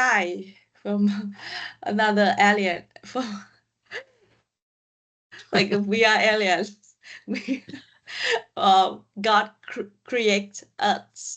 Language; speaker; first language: English; non-native, learner; Vietnamese